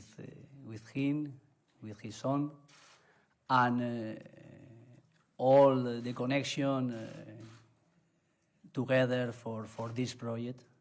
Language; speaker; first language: English; non-native, learner; Spanish